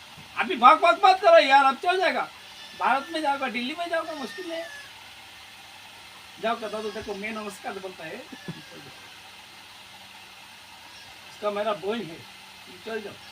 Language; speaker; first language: Hindi; non-native, local second language; Bangla